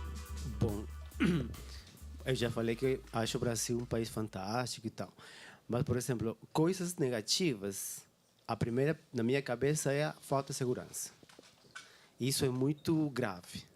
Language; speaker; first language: Portuguese; non-native, fluent; Spanish